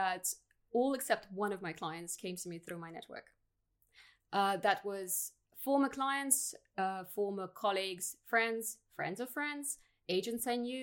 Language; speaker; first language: English; non-native, fluent; Russian